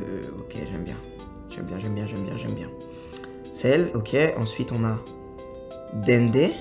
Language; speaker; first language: French; native; French